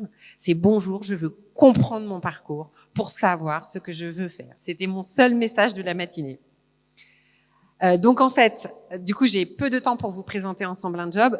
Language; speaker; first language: French; native; French